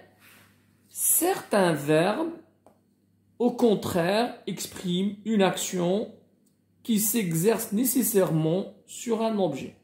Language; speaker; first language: French; non-native, local second language; Arabic